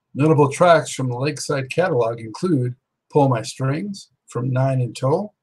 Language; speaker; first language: English; native; English